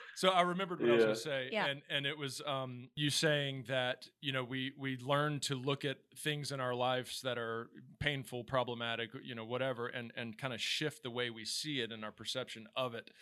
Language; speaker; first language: English; native; English